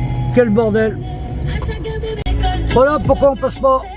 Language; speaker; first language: French; native; French